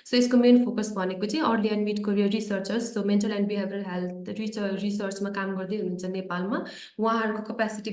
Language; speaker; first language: Nepali; native; Nepali